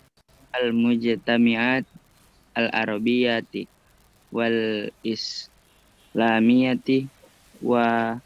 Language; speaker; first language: Arabic; non-native, learner; Indonesian